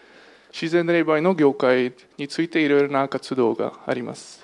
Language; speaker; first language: Japanese; non-native, fluent; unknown